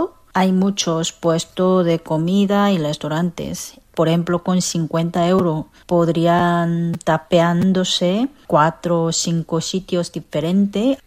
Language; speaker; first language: Spanish; non-native, learner; Korean